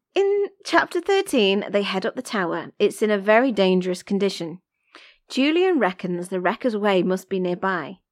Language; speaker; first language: English; native; English